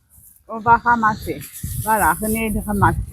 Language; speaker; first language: French; non-native, fluent; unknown